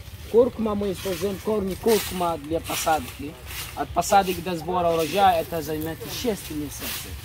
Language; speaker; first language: Russian; non-native, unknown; Swahili